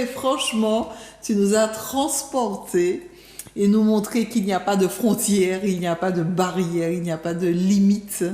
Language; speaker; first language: French; native; French